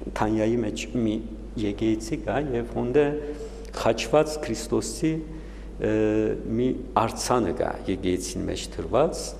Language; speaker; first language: Armenian; native; Armenian